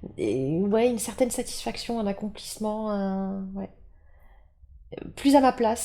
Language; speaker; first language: French; native; French